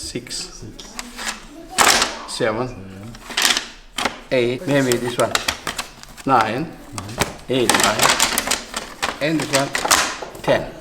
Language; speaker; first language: English; non-native, learner; Uzbek